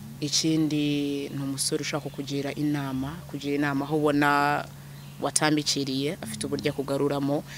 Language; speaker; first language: Kinyarwanda; native; Kinyarwanda